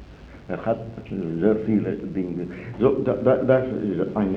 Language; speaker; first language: German; non-native, fluent; Italian